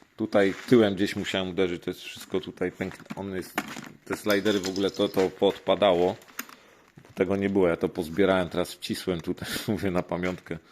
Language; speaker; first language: Polish; native; Polish